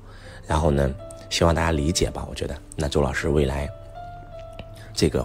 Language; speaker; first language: Chinese; native; Chinese